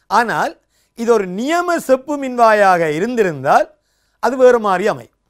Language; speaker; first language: Tamil; native; Tamil